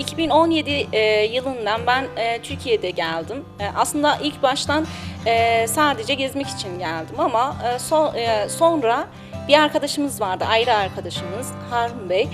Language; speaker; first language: Turkish; non-native, learner; Persian